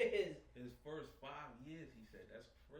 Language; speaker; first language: English; native; English